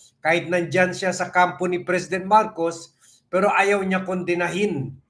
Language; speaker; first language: Filipino; native; Filipino